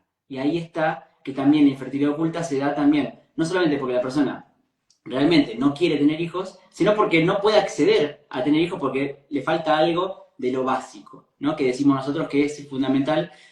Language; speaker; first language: Spanish; native; Spanish